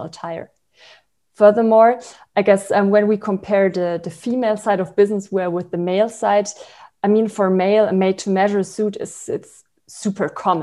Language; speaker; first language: English; non-native, fluent; German